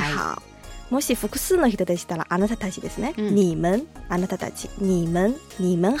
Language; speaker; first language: Japanese; non-native, fluent; Chinese